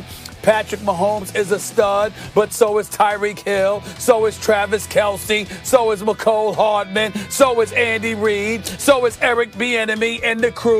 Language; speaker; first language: English; native; English